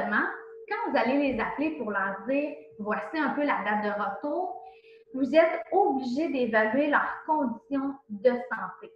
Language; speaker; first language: French; native; French